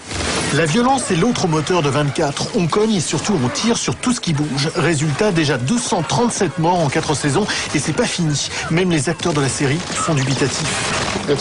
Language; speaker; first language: French; native; French